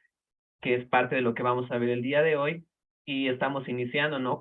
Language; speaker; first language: Spanish; native; Spanish